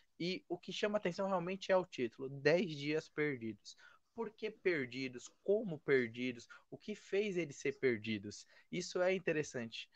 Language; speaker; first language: Portuguese; native; Portuguese